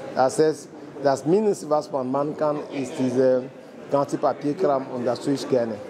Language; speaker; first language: German; non-native, fluent; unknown